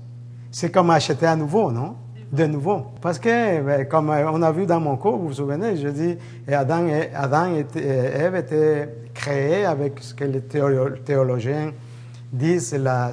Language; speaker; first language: French; native; French